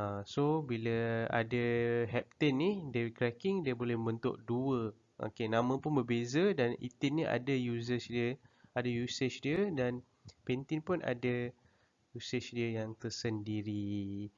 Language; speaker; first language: Malay; native; Malay